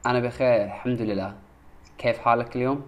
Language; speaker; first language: Arabic; non-native, learner; English